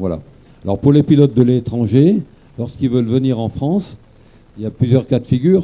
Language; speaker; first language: French; native; French